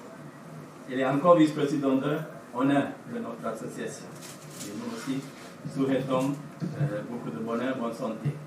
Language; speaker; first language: French; non-native, fluent; Sinhala